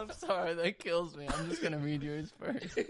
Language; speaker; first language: English; native; English